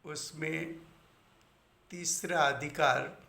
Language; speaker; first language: Hindi; non-native, local second language; Gujarati